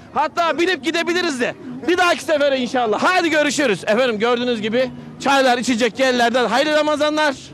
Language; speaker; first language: Turkish; native; Turkish